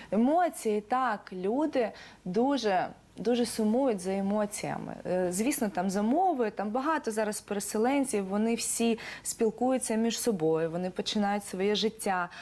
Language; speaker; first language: Ukrainian; non-native, local second language; Russian